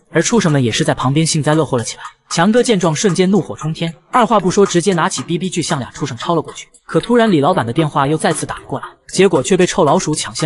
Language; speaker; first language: Chinese; native; Chinese